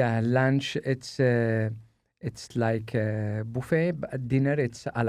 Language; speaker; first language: English; non-native, learner; Spanish